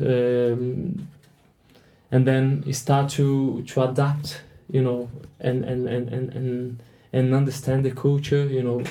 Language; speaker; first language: English; non-native, fluent; Portuguese